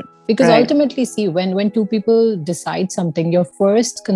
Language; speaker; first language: English; non-native, local second language; Hindi